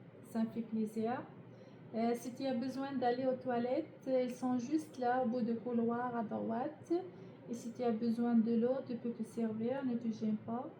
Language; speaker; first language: French; non-native, learner; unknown